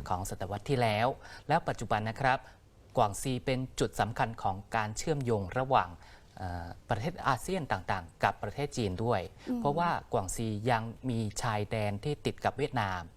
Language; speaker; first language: Thai; non-native, fluent; Chinese